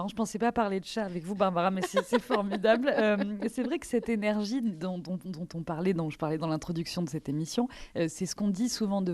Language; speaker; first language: French; native; French